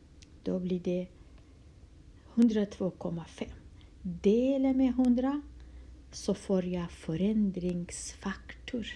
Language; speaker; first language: Swedish; non-native, fluent; Kurdish